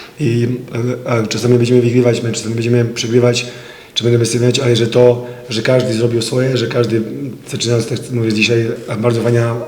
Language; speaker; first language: Polish; non-native, fluent; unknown